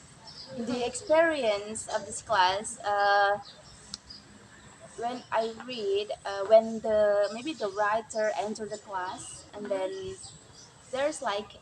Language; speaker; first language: English; non-native, learner; Indonesian